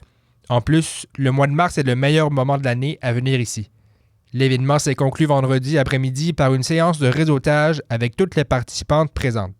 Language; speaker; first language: French; native; French